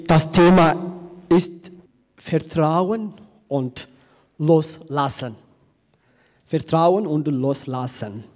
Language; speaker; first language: German; non-native, learner; Tigrinya